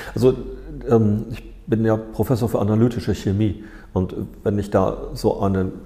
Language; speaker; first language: German; native; German